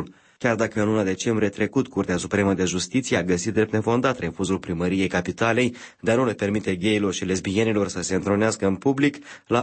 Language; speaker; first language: Romanian; native; Romanian